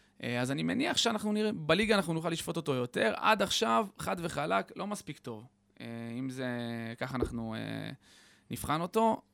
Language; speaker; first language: Hebrew; native; Hebrew